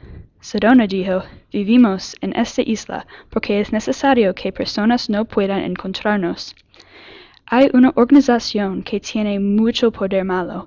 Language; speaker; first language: Spanish; non-native, learner; English